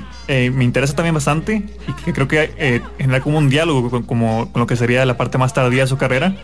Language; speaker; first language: Spanish; native; Spanish